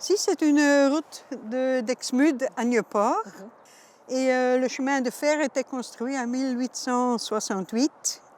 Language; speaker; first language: French; non-native, local second language; Dutch